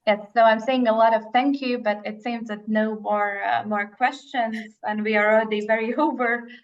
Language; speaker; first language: English; non-native, fluent; Latvian